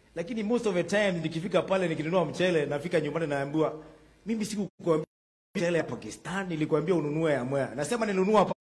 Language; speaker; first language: Swahili; non-native, local second language; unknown